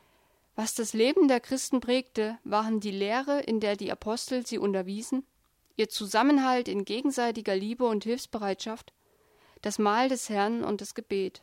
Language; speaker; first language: German; native; German